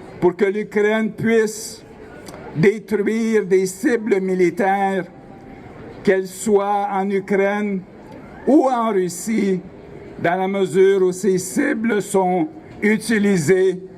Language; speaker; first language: French; non-native, local second language; Ukrainian